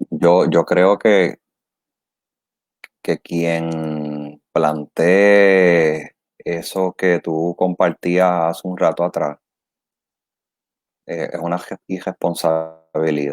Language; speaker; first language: Spanish; native; Spanish